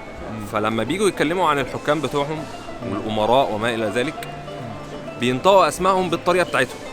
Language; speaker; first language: Arabic; native; Arabic